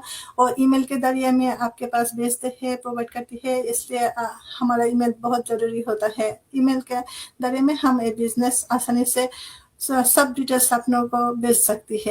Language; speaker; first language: Hindi; non-native, fluent; Bangla